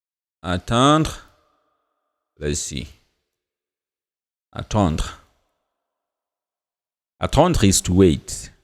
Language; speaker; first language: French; non-native, fluent; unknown